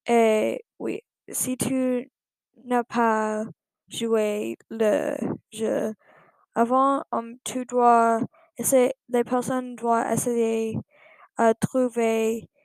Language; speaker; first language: French; non-native, learner; English